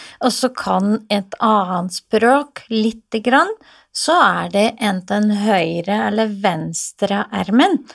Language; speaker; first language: Norwegian; non-native, fluent; Assyrian Neo-Aramaic